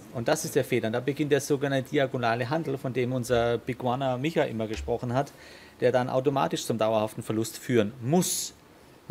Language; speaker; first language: German; native; German